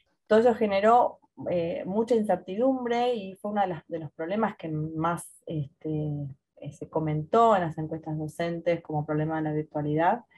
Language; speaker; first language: Spanish; native; Spanish